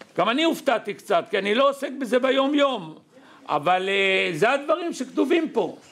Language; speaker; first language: Hebrew; native; Hebrew